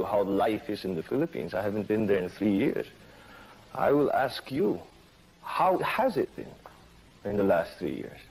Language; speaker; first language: English; non-native, fluent; Filipino